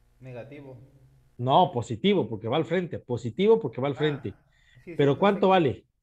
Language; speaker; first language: Spanish; native; Spanish